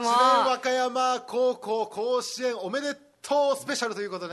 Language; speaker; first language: Japanese; native; Japanese